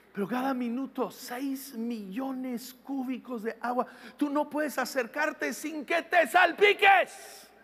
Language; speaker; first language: Spanish; non-native, fluent; English